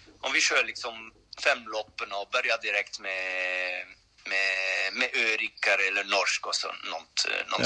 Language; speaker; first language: Swedish; non-native, learner; French